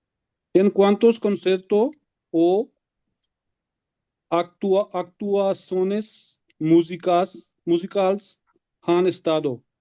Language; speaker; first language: Spanish; non-native, learner; Urdu